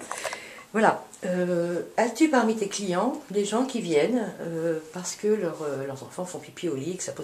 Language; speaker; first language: French; native; French